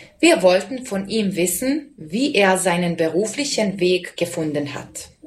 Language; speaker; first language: German; non-native, fluent; Serbian